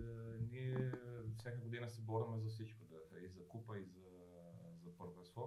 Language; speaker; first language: Bulgarian; non-native, fluent; Romanian